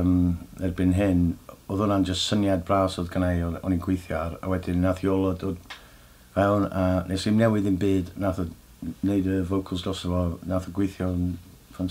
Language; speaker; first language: Welsh; native; Welsh